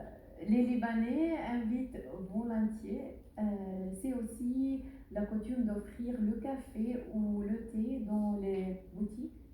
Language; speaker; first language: French; non-native, learner; Arabic